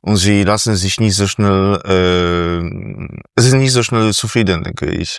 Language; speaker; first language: German; non-native, fluent; Polish